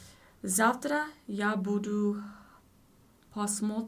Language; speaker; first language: Russian; non-native, learner; English